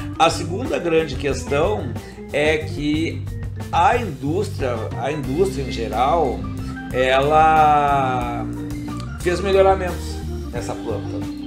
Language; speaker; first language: Portuguese; native; Portuguese